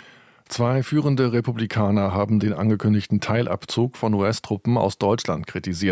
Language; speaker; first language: German; native; German